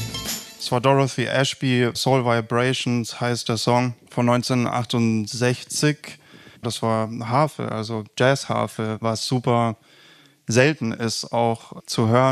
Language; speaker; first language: German; native; German